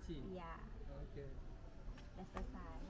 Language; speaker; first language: Indonesian; native; Indonesian